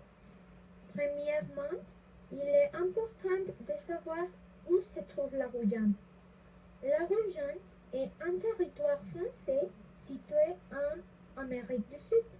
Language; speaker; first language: French; non-native, learner; Spanish